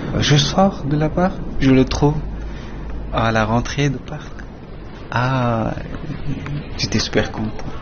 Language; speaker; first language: French; non-native, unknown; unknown